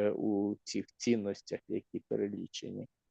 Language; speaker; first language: Ukrainian; native; Ukrainian